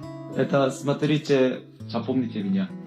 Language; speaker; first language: Russian; non-native, learner; Korean